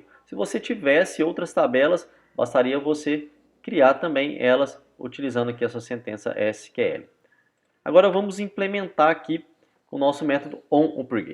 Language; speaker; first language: Portuguese; native; Portuguese